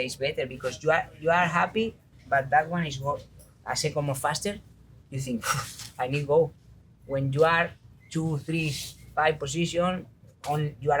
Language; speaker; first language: English; non-native, learner; Spanish